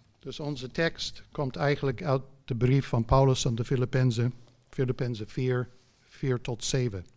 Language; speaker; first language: Dutch; non-native, fluent; English